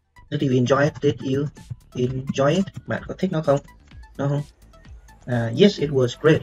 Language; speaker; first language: English; non-native, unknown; Vietnamese